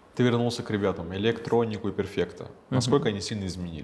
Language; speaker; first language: Russian; native; Russian